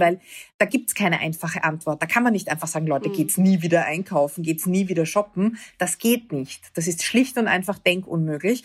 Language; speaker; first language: German; native; German